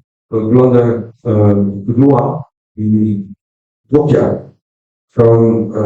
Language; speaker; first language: Indonesian; non-native, fluent; Dutch